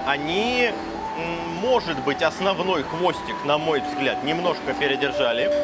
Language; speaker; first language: Russian; native; Russian